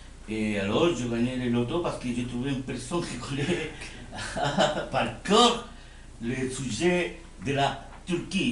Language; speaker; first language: French; non-native, fluent; Spanish